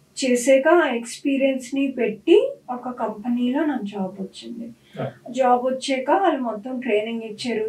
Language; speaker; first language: Telugu; non-native, local second language; Punjabi